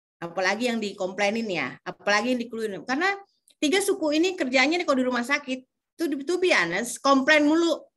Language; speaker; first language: Indonesian; native; Indonesian